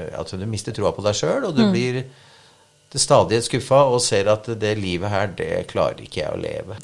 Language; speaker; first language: Norwegian; native; Norwegian